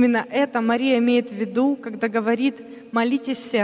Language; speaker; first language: Russian; native; Russian